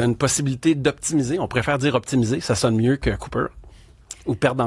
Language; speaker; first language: French; native; French